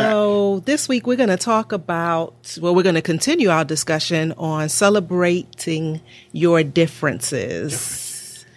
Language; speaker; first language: English; native; English